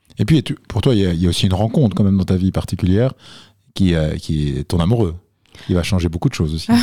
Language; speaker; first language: French; native; French